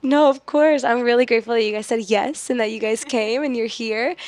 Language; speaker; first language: English; early bilingual, other home language; Spanish